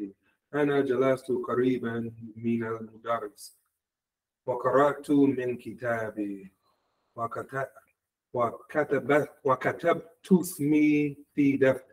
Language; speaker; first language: Arabic; non-native, learner; English